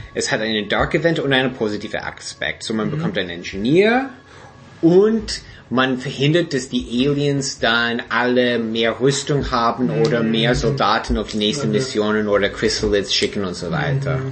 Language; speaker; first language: German; non-native, fluent; English